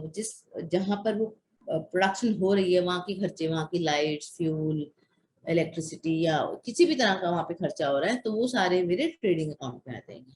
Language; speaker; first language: Hindi; native; Hindi